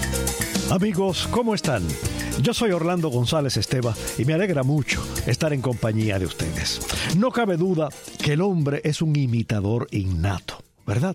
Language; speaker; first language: Spanish; native; Spanish